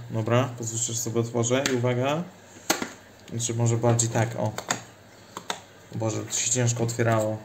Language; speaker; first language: Polish; native; Polish